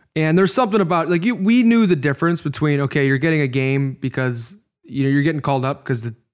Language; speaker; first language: English; native; English